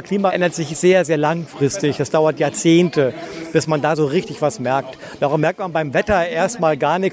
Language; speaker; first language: German; native; German